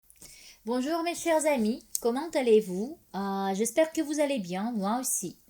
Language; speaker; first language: French; non-native, fluent; Russian